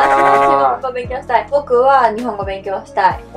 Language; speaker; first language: Japanese; native; Japanese